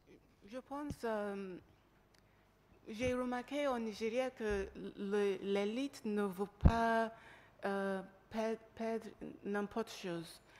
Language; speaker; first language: French; non-native, learner; English